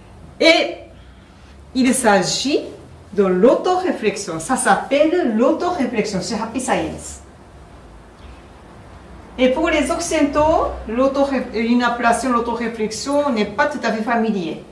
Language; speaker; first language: French; non-native, fluent; Japanese